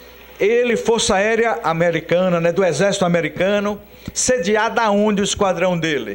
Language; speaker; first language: Portuguese; native; Portuguese